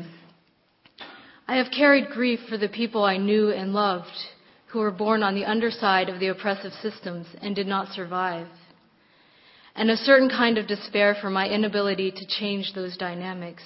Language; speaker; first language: English; native; English